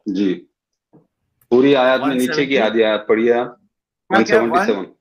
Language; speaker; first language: Hindi; non-native, local second language; Urdu